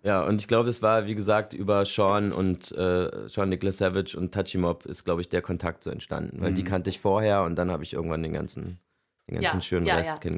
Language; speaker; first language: German; native; German